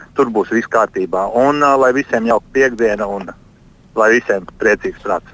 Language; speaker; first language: Latvian; non-native, local second language; Russian